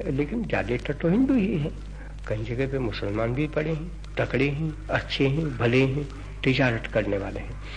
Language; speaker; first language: Hindi; non-native, local second language; Gujarati